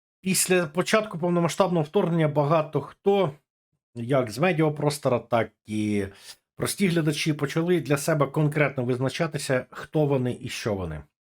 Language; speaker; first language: Ukrainian; native; Ukrainian